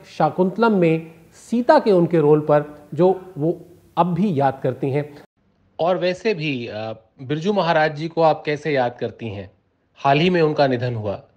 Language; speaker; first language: Hindi; native; Hindi